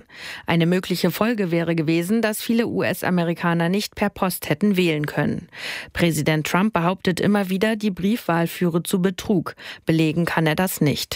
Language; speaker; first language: German; native; German